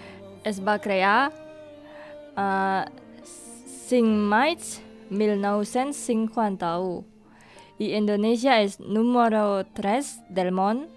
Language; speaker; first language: Catalan; non-native, learner; Indonesian